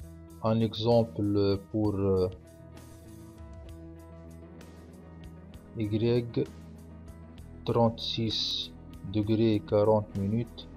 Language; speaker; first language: French; non-native, local second language; Arabic